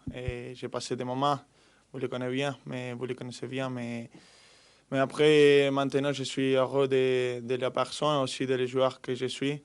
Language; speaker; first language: French; non-native, fluent; Spanish